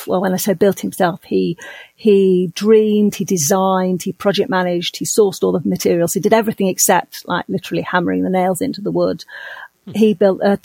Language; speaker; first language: English; native; English